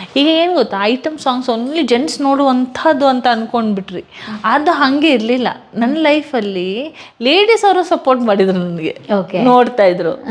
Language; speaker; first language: Kannada; non-native, local second language; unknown